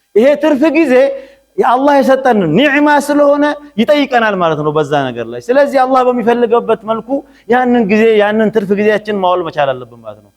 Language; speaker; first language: Amharic; non-native, local second language; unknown